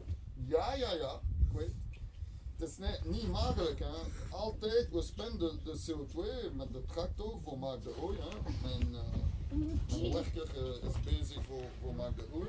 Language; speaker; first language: Dutch; non-native, learner; French